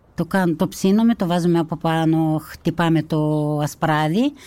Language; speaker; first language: Greek; early bilingual, heritage; Kazakh